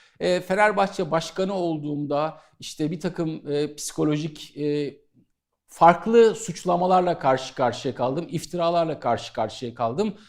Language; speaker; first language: Turkish; native; Turkish